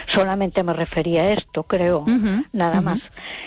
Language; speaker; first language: Spanish; native; Spanish